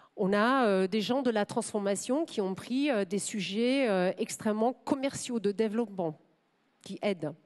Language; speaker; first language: French; non-native, fluent; German